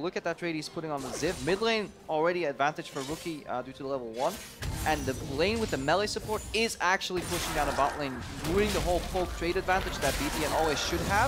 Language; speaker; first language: English; native; English